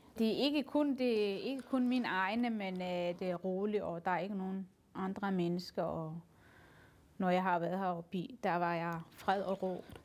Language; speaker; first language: Danish; non-native, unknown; Somali